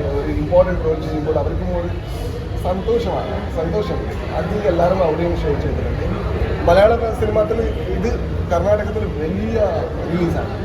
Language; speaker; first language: Malayalam; non-native, learner; Kannada